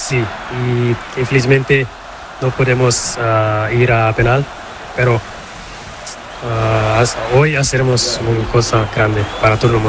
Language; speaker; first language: Spanish; non-native, learner; Portuguese